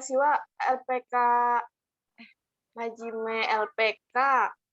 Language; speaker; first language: Japanese; non-native, learner; Indonesian